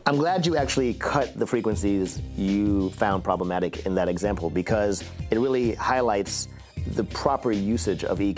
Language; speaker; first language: English; native; English